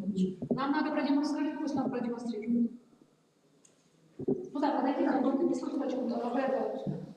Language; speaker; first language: Russian; native; Russian